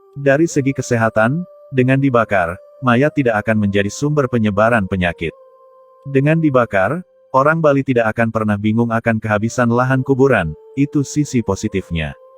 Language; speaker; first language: Indonesian; native; Indonesian